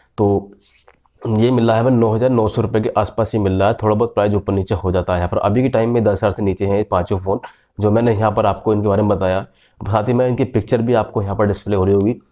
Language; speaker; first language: Hindi; native; Hindi